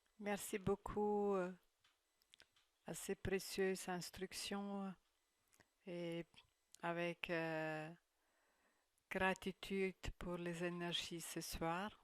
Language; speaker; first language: French; non-native, fluent; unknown